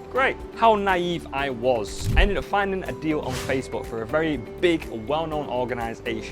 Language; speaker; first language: English; native; English